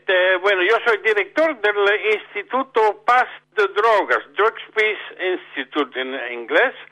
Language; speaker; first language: Spanish; non-native, fluent; Dutch